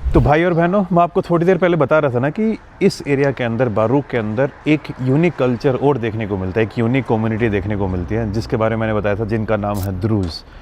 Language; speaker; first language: Hindi; native; Hindi